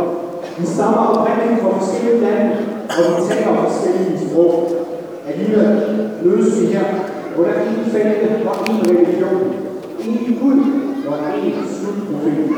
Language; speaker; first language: Danish; non-native, fluent; Arabic